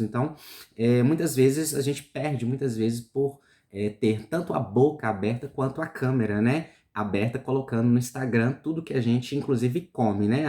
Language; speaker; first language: Portuguese; native; Portuguese